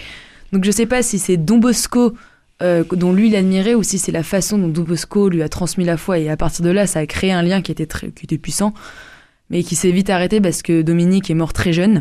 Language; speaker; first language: French; native; French